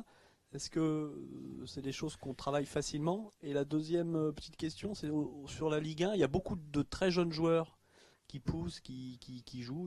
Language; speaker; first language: French; native; French